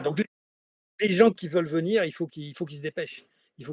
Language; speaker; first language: French; native; French